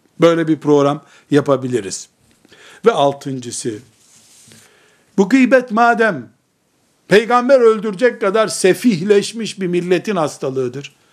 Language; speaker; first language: Turkish; native; Turkish